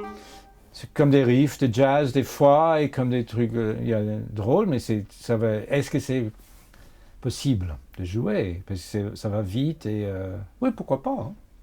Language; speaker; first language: French; non-native, fluent; English